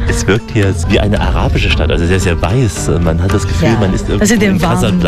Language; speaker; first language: German; native; German